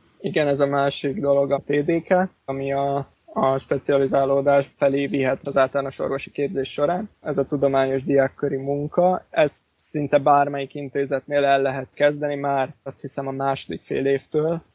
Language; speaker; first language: Hungarian; native; Hungarian